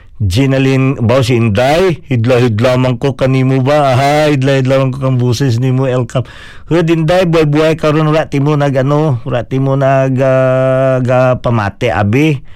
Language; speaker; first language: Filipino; non-native, local second language; Cebuano